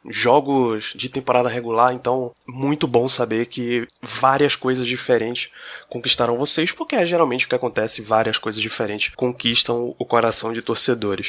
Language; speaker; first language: Portuguese; native; Portuguese